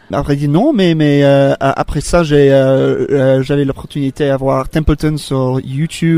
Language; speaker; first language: French; non-native, learner; English